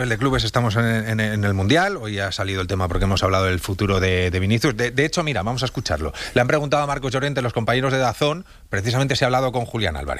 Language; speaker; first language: Spanish; native; Spanish